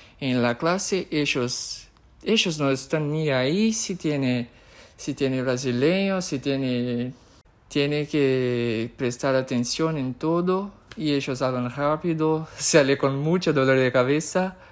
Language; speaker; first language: Spanish; non-native, fluent; Portuguese